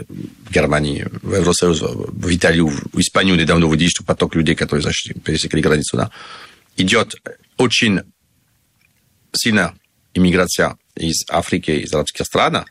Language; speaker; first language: Russian; non-native, learner; French